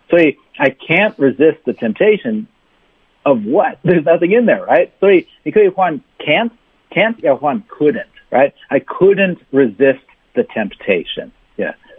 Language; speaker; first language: English; native; English